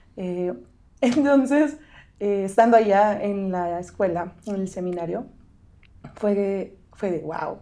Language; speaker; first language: Spanish; native; Spanish